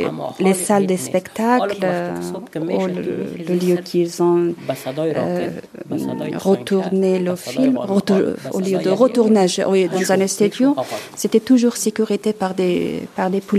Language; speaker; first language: French; non-native, learner; Persian